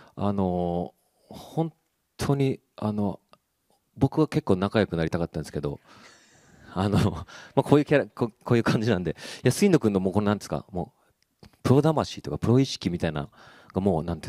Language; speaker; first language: Japanese; native; Japanese